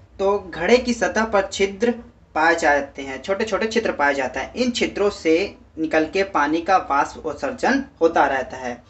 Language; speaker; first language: Hindi; native; Hindi